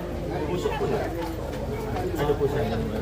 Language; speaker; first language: Filipino; native; Filipino